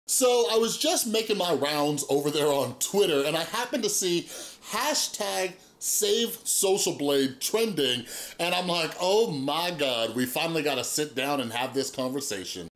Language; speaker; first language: English; native; English